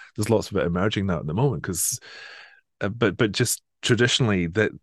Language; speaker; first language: English; native; English